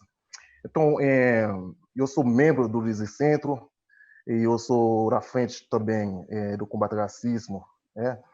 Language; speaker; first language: Portuguese; non-native, fluent; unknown